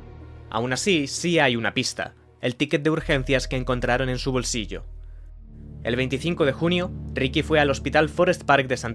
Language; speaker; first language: Spanish; native; Spanish